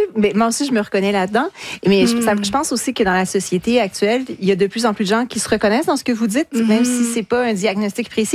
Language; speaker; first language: French; native; French